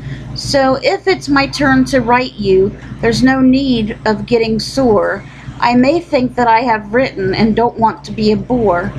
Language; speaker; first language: English; native; English